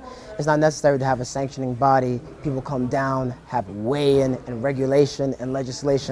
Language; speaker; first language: English; native; English